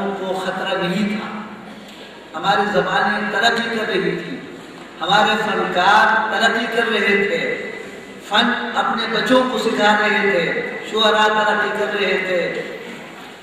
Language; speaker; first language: Urdu; non-native, local second language; Khowar